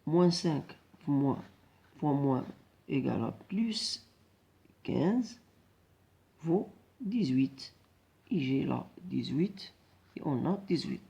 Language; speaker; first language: French; non-native, local second language; Arabic